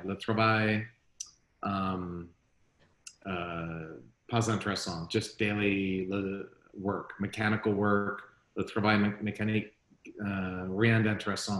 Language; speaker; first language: French; non-native, learner; English